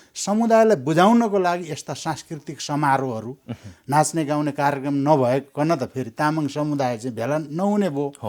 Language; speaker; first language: Nepali; non-native, local second language; Eastern Tamang